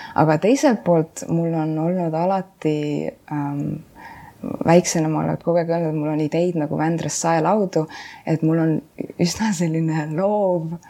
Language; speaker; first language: Estonian; native; Estonian